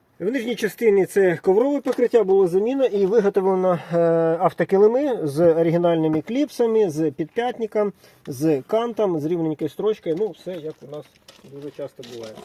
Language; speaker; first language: Ukrainian; non-native, local second language; Russian